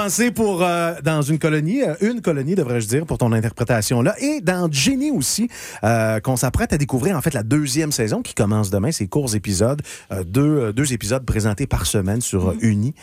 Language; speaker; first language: French; native; French